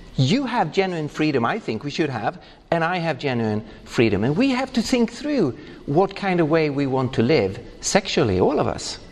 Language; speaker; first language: English; non-native, fluent; Swedish